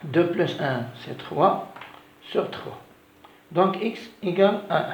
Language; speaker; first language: French; non-native, local second language; Arabic